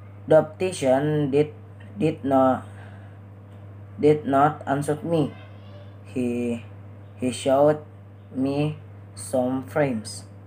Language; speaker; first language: English; non-native, learner; Indonesian